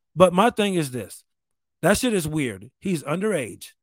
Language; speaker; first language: English; native; English